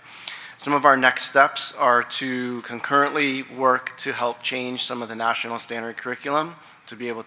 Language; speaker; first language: English; native; English